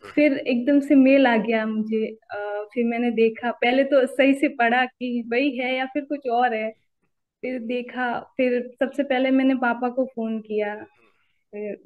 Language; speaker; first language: Hindi; native; Hindi